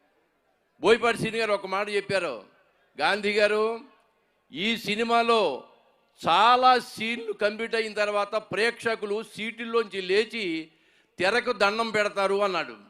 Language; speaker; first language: Telugu; native; Telugu